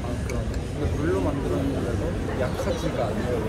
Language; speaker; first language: Korean; native; Korean